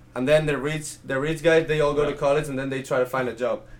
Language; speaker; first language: English; early bilingual, other home language; Italian